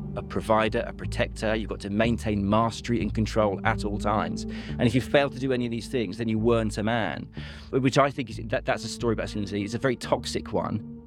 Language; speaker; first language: English; non-native, fluent; Spanish